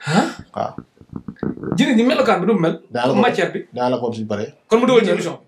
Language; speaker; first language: Wolof; native; Wolof